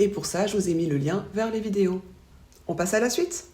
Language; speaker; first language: French; native; French